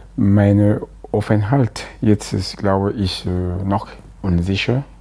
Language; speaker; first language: German; non-native, learner; French